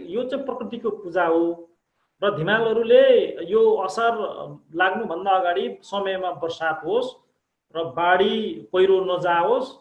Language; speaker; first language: Nepali; non-native, local second language; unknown